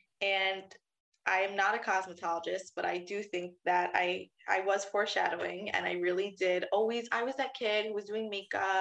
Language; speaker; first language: English; native; English